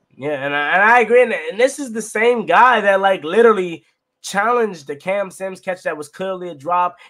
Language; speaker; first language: English; native; English